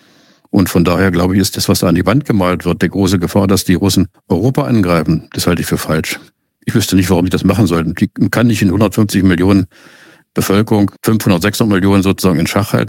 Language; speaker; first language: German; native; German